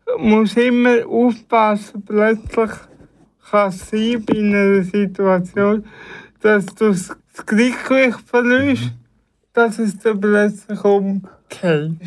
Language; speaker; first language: German; early bilingual, other home language; Italian